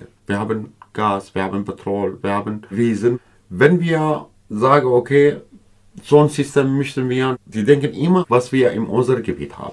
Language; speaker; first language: German; non-native, learner; Kurdish